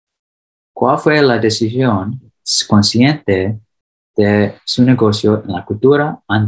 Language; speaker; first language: Spanish; early bilingual, heritage; English